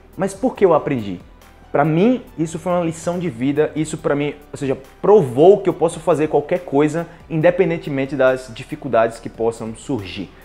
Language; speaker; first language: Portuguese; native; Portuguese